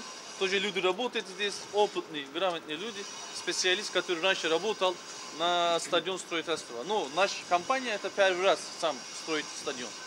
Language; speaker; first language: Russian; non-native, learner; Turkish